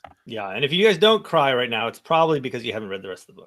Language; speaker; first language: English; native; English